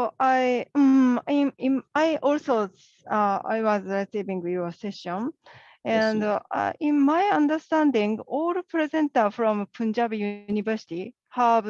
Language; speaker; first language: English; non-native, learner; Japanese